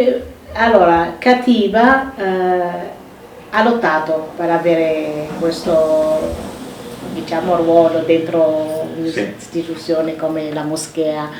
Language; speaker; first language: Italian; non-native, fluent; Arabic